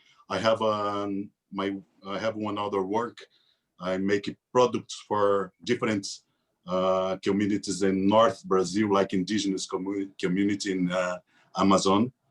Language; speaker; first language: English; non-native, learner; Portuguese